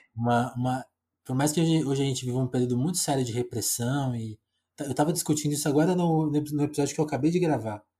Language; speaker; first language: Portuguese; native; Portuguese